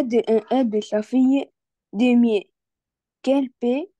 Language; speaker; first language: French; non-native, learner; Arabic